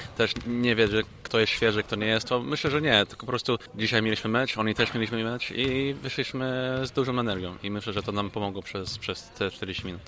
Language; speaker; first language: Polish; early bilingual, heritage; English